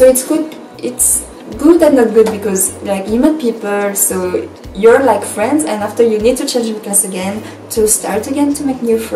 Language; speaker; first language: English; non-native, fluent; French